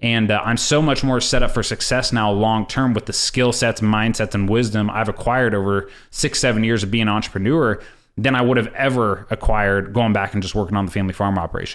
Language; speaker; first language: English; native; English